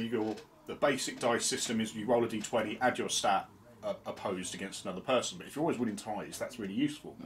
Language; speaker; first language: English; native; English